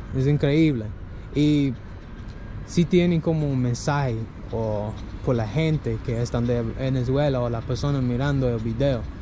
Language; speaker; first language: Spanish; non-native, learner; English